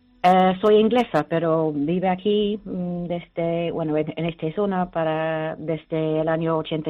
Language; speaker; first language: Spanish; non-native, learner; English